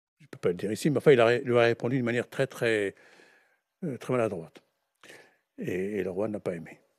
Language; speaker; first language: French; non-native, local second language; Arabic